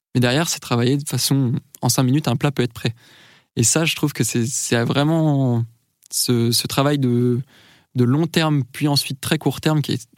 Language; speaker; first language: French; native; French